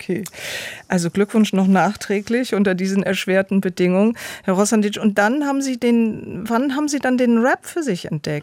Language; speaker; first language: German; native; German